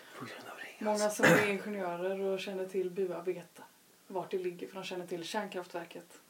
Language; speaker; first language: Swedish; native; Swedish